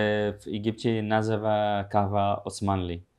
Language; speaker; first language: Polish; non-native, learner; Arabic